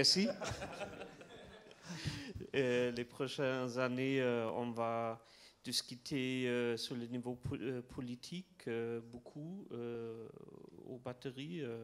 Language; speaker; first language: French; non-native, fluent; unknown